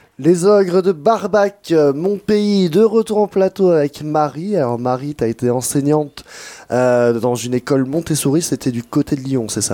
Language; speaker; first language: French; native; French